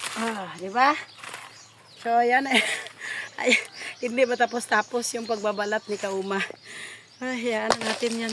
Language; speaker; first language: Filipino; native; Filipino